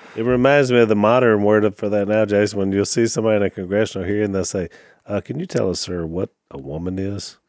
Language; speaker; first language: English; native; English